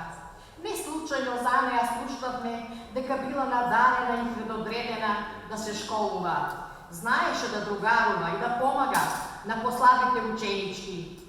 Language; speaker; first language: Macedonian; native; Macedonian